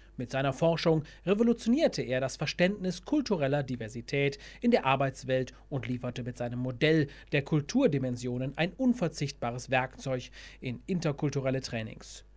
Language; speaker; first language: German; native; German